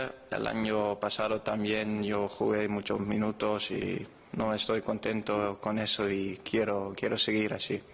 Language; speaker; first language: Spanish; non-native, fluent; Dutch